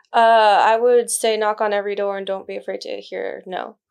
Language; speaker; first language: English; early bilingual, other home language; Spanish